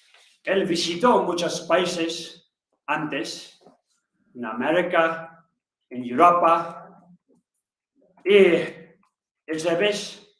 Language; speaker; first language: Spanish; non-native, learner; Tibetan